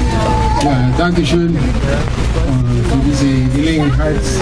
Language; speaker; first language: German; non-native, fluent; Spanish